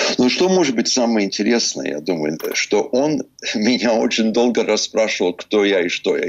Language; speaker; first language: Russian; non-native, fluent; English